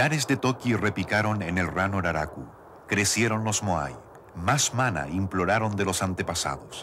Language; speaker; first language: Spanish; native; Spanish